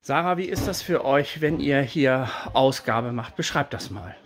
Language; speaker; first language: German; native; German